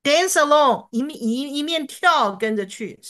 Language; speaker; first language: Chinese; native; Chinese